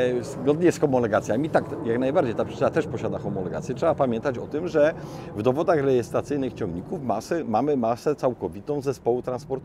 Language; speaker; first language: Polish; native; Polish